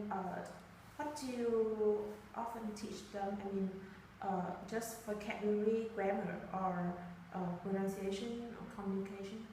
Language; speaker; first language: English; non-native, learner; Vietnamese